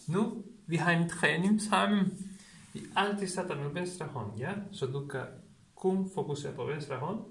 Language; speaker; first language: Danish; non-native, learner; Spanish